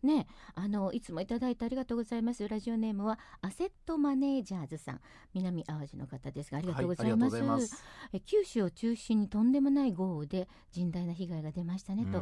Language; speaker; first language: Japanese; native; Japanese